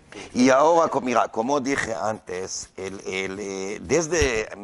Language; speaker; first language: Spanish; non-native, learner; Hebrew